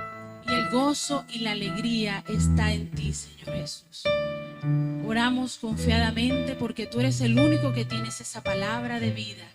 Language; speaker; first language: Spanish; native; Spanish